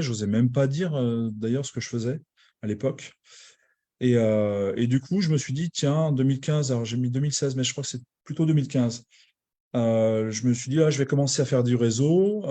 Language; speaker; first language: French; native; French